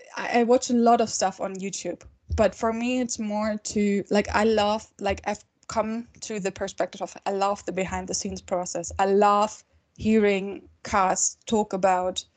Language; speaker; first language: English; non-native, fluent; German